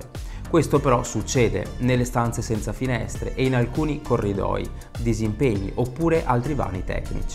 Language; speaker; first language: Italian; native; Italian